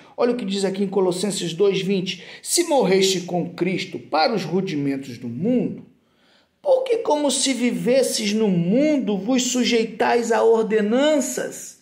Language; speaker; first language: Portuguese; native; Portuguese